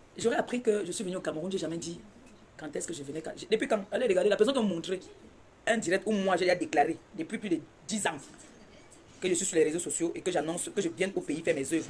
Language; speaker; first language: French; native; French